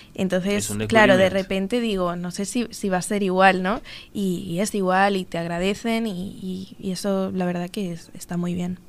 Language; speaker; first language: Spanish; native; Spanish